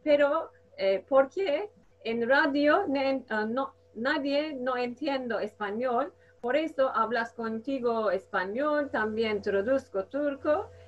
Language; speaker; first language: Spanish; non-native, learner; Turkish